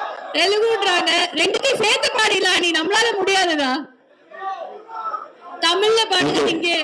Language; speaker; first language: Tamil; native; Tamil